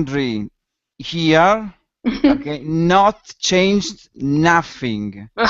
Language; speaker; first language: English; non-native, learner; Italian